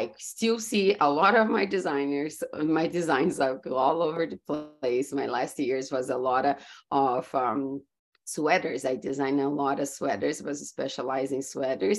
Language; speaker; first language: English; non-native, fluent; Portuguese